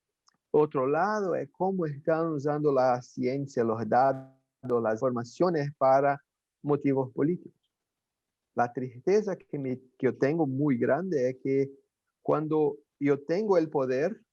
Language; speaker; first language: Spanish; non-native, fluent; Portuguese